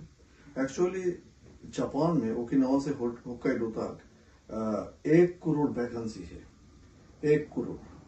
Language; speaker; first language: Hindi; non-native, local second language; Bangla